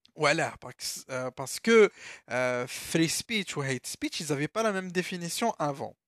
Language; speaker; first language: French; non-native, local second language; Arabic